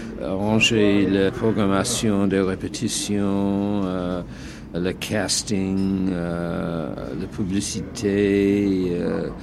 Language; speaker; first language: French; non-native, fluent; English